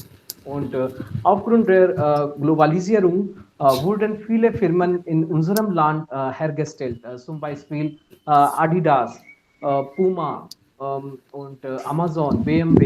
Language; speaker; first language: German; non-native, fluent; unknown